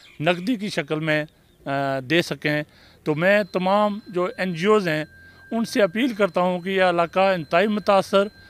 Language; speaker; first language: Urdu; non-native, local second language; Pahari-Potwari